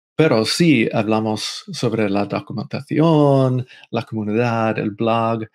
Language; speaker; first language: Spanish; non-native, fluent; English